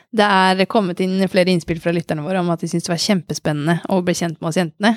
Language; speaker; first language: Norwegian; native; Norwegian